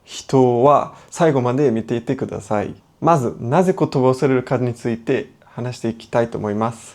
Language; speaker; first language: Japanese; non-native, fluent; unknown